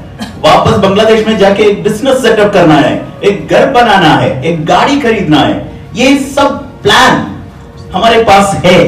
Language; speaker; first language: Hindi; non-native, fluent; Bangla